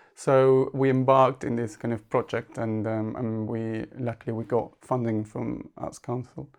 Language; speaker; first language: English; non-native, fluent; Spanish